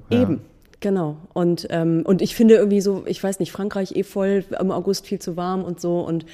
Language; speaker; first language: German; native; German